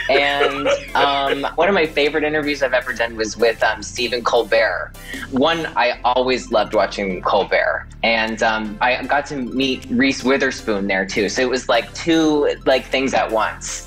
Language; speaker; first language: English; native; English